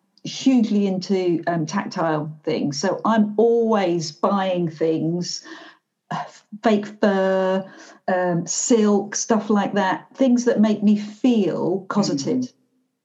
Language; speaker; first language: English; native; English